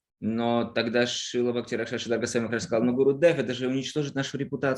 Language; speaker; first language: Russian; native; Russian